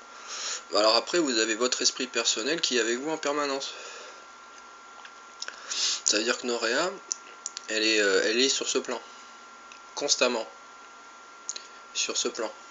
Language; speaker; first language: French; native; French